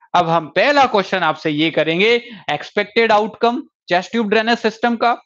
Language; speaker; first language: Hindi; native; Hindi